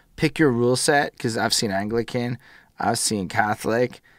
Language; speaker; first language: English; native; English